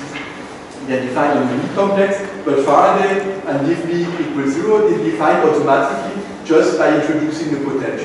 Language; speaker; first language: English; non-native, fluent; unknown